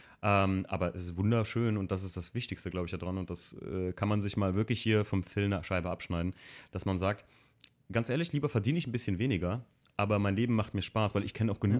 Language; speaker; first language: German; native; German